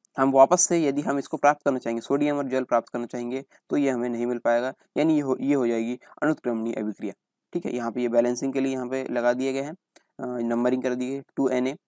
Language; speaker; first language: Hindi; native; Hindi